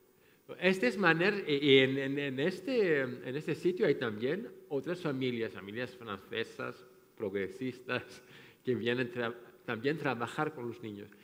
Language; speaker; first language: Spanish; non-native, fluent; French